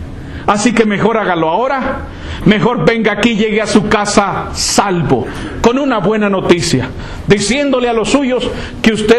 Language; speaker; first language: Spanish; native; Spanish